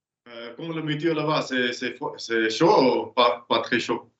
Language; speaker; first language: French; non-native, learner; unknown